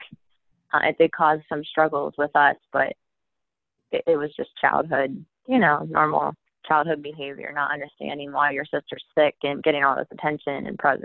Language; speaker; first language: English; native; English